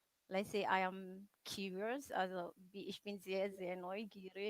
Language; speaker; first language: German; non-native, fluent; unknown